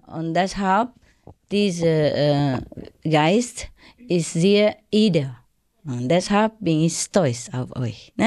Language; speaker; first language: German; non-native, learner; Vietnamese